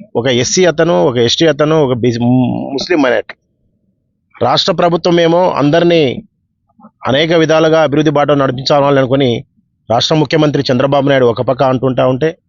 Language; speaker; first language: Telugu; non-native, local second language; Lambadi